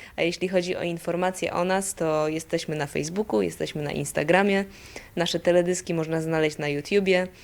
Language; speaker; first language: Polish; native; Polish